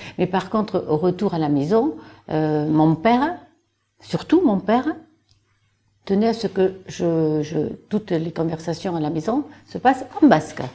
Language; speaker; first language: French; non-native, local second language; Basque